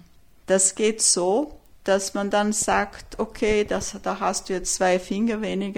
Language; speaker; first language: German; non-native, fluent; Serbian